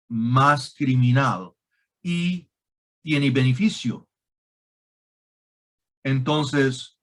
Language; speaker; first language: Spanish; non-native, fluent; English